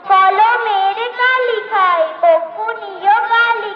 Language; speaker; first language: Bangla; native; Bangla